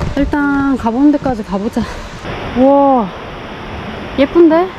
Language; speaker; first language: Korean; native; Korean